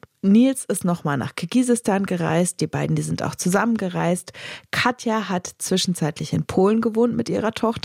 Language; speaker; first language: German; native; German